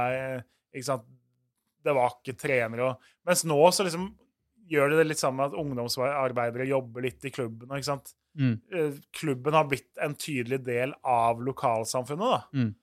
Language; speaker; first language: Norwegian; native; Norwegian